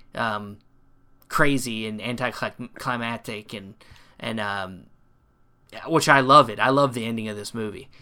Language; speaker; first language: English; native; English